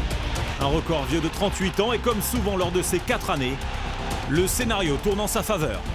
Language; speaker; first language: French; native; French